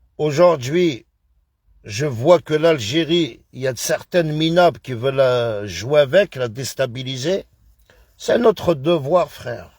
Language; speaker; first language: French; native; French